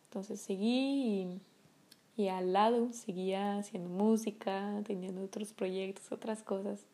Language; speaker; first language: Spanish; non-native, fluent; French